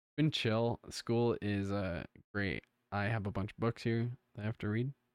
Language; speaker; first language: English; native; English